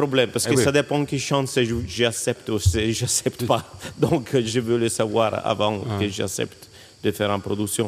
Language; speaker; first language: French; non-native, fluent; Italian